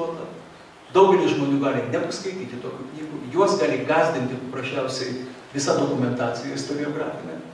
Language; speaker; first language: Lithuanian; native; Lithuanian